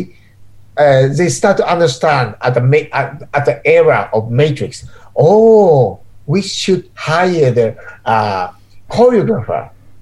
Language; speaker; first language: English; non-native, learner; Japanese